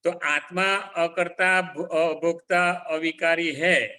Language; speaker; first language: Hindi; non-native, local second language; Gujarati